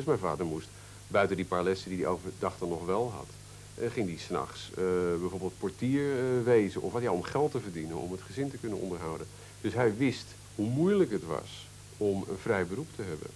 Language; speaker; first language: Dutch; native; Dutch